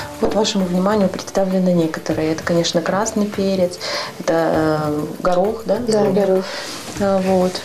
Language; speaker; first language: Russian; non-native, fluent; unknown